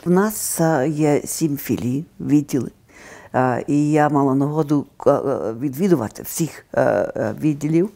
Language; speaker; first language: Ukrainian; early bilingual, heritage; Ukrainian